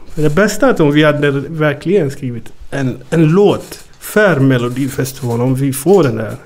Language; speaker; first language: Swedish; early bilingual, other home language; Amharic